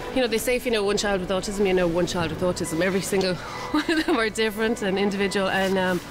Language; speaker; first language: English; native; English